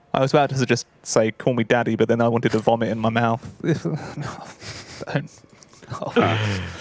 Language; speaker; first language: English; native; English